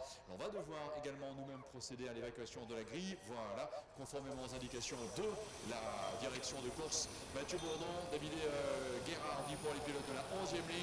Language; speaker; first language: French; native; French